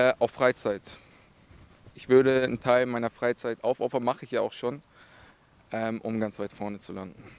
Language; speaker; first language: German; early bilingual, other home language; Russian